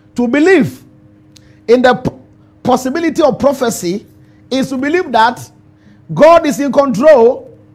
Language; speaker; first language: English; non-native, local second language; Ewe